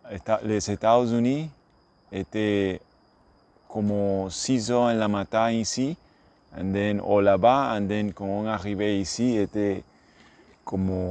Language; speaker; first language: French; non-native, learner; English